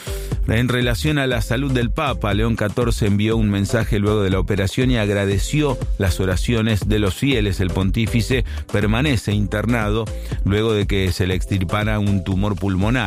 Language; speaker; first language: Spanish; native; Spanish